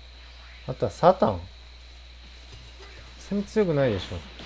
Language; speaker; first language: Japanese; native; Japanese